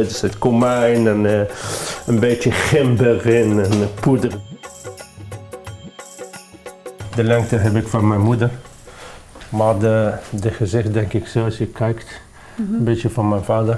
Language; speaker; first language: Dutch; non-native, learner; Arabic